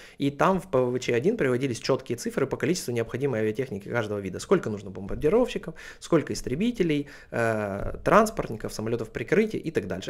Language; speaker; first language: Russian; native; Russian